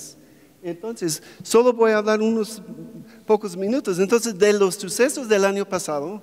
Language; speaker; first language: Spanish; non-native, fluent; English